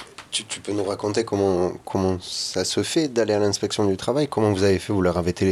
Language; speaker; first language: French; native; French